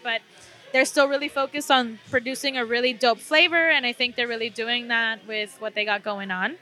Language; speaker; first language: English; early bilingual, other home language; Spanish